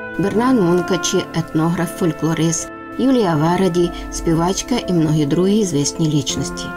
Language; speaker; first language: Ukrainian; native; Ukrainian